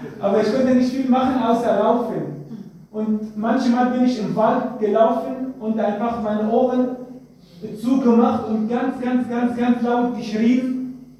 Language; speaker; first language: German; non-native, fluent; Arabic